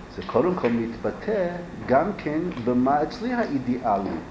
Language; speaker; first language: Hebrew; non-native, fluent; English